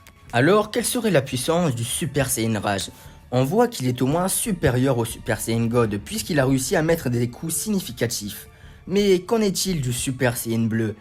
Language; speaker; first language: French; native; French